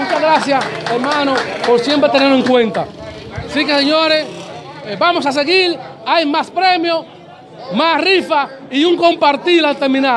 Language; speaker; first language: Spanish; native; Spanish